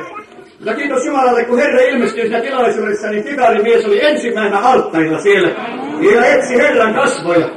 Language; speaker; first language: Finnish; native; Finnish